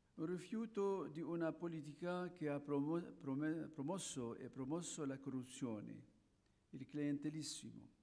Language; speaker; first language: Italian; non-native, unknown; Arabic